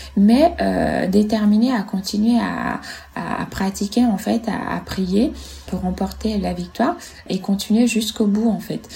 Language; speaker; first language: French; non-native, fluent; Italian